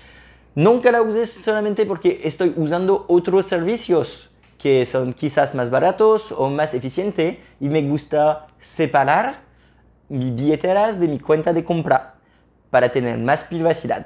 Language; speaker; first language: Spanish; non-native, fluent; French